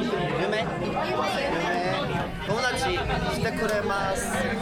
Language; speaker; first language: Japanese; non-native, learner; Korean